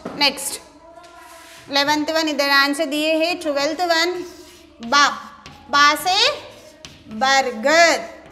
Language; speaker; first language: Hindi; non-native, local second language; Telugu